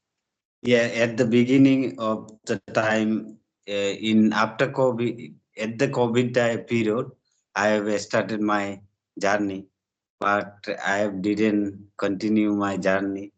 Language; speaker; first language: English; non-native, learner; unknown